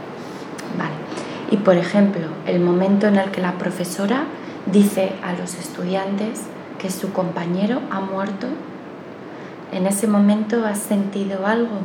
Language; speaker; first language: Spanish; native; Spanish